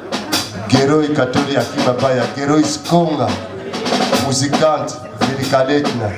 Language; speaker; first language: Russian; non-native, learner; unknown